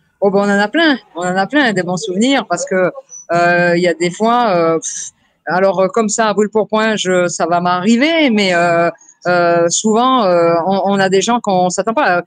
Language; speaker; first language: French; native; French